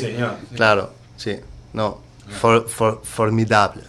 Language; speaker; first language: Spanish; non-native, learner; Danish